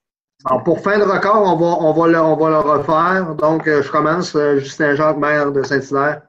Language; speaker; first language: French; native; French